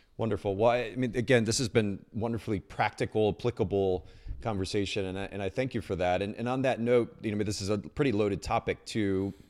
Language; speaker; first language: English; native; English